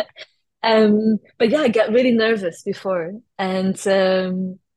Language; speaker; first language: English; non-native, fluent; French